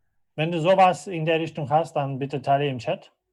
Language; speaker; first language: German; non-native, fluent; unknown